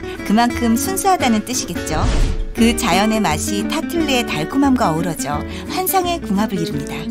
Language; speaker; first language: Korean; native; Korean